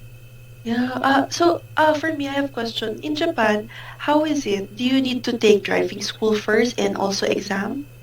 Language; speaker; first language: English; non-native, fluent; Filipino